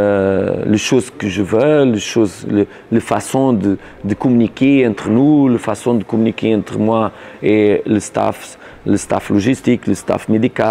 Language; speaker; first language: French; non-native, learner; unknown